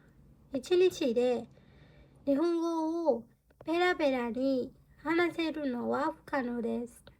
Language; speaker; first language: Japanese; non-native, fluent; Burmese